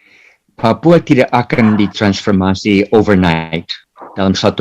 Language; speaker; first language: Indonesian; non-native, fluent; English